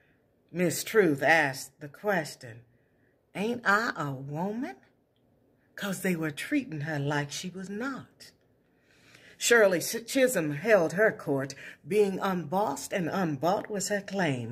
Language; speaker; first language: English; native; English